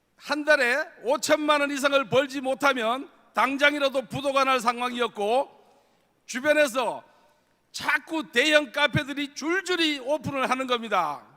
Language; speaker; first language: Korean; native; Korean